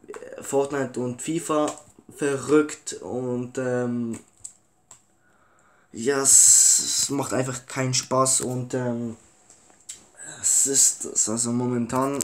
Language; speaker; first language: German; early bilingual, other home language; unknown